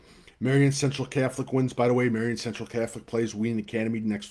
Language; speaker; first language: English; native; English